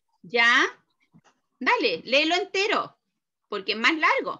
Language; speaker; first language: Spanish; native; Spanish